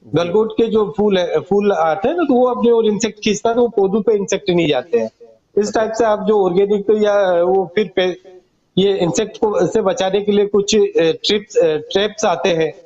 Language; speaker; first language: Hindi; non-native, local second language; Gujarati